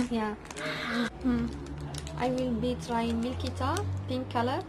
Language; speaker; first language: English; non-native, learner; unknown